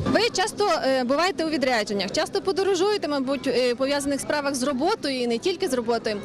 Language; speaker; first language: Ukrainian; native; Ukrainian